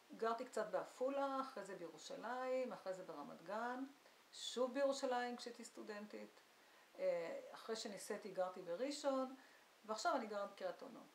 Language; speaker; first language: Hebrew; early bilingual, other home language; Arabic